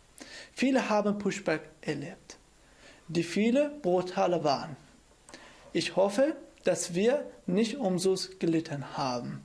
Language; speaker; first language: German; non-native, fluent; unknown